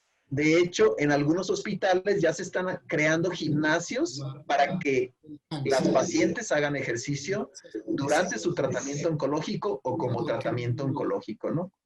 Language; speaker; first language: Spanish; native; Spanish